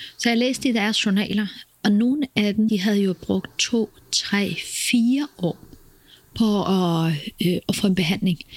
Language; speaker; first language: Danish; early bilingual, other home language; Kurdish